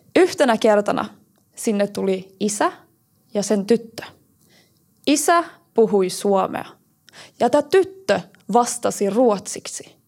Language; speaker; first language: Finnish; early bilingual, heritage; Finnish